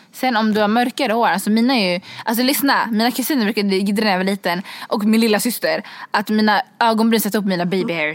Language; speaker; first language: Swedish; early bilingual, other home language; Kurdish